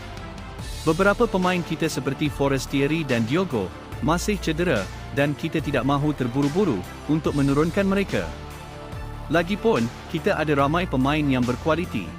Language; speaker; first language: Malay; native; Malay